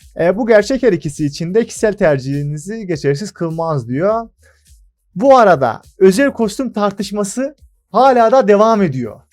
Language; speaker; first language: Turkish; native; Turkish